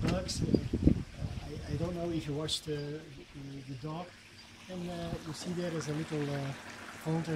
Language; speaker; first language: English; non-native, fluent; Dutch